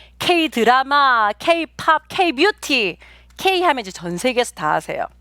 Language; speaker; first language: Korean; native; Korean